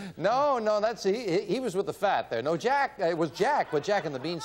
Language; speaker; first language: English; native; English